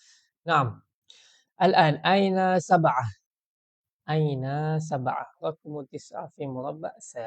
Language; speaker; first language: Arabic; non-native, fluent; Malay